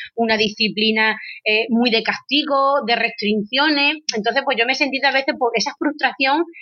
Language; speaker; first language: Spanish; native; Spanish